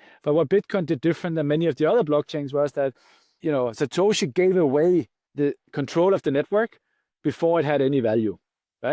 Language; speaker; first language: English; non-native, fluent; Danish